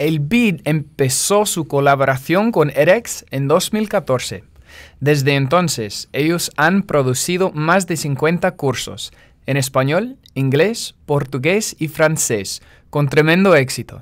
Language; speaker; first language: Spanish; non-native, fluent; English